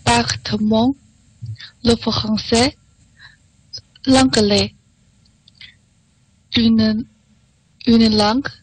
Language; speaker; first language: French; non-native, learner; Chinese